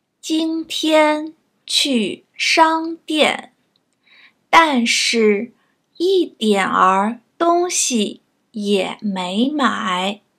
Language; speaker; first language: Chinese; native; Chinese